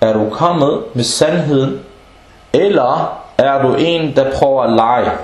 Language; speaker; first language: Danish; non-native, local second language; Arabic